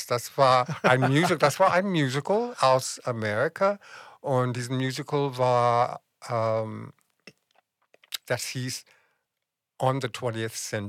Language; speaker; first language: German; non-native, fluent; English